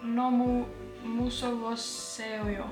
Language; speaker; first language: Korean; non-native, learner; Icelandic